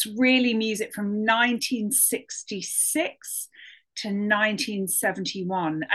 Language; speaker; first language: English; native; English